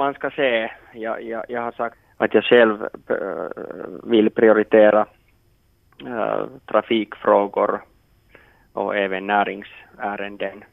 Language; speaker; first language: Swedish; non-native, local second language; Finnish